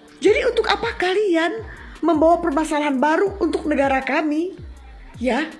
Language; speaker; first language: Indonesian; native; Indonesian